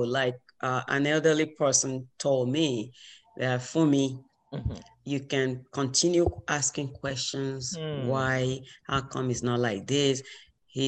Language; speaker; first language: English; non-native, local second language; Yoruba